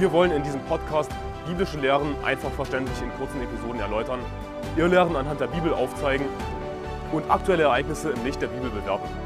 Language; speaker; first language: German; native; German